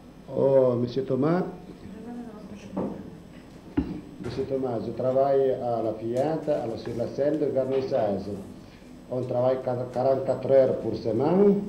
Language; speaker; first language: French; non-native, learner; Italian